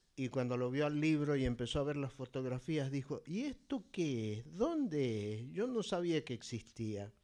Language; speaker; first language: Spanish; native; Spanish